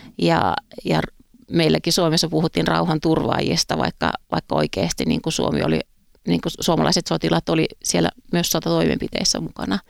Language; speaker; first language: Finnish; native; Finnish